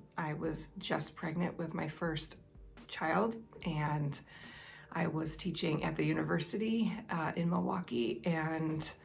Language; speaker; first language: English; native; English